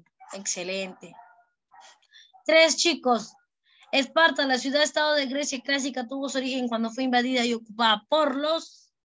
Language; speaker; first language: Spanish; native; Spanish